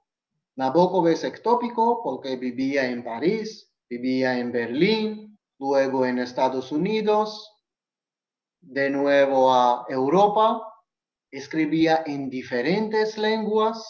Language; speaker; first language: Spanish; non-native, fluent; Georgian